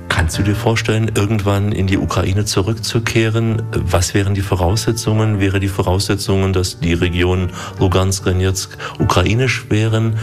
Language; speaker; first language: German; native; German